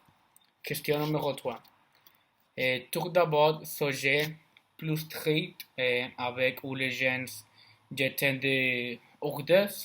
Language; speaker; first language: French; non-native, learner; Spanish